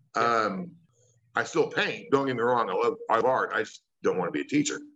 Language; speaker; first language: English; native; English